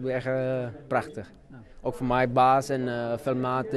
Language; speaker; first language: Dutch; non-native, learner; Czech